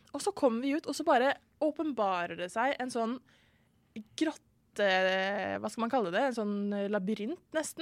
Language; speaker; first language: Norwegian; native; Norwegian